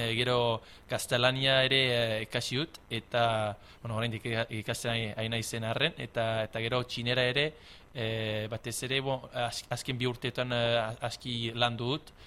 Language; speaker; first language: Basque; non-native, fluent; English